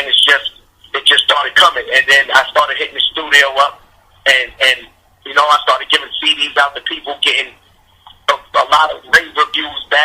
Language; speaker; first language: English; native; English